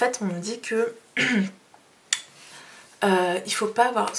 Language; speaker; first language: French; native; French